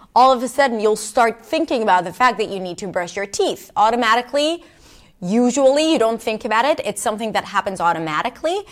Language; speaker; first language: English; non-native, fluent; Hebrew